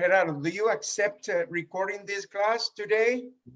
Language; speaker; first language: English; non-native, fluent; Spanish